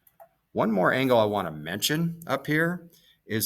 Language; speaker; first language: English; native; English